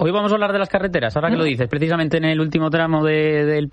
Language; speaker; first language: Spanish; native; Spanish